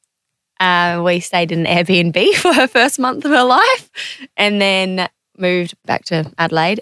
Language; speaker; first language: English; native; English